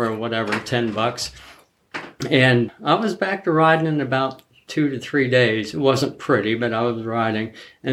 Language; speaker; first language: English; native; English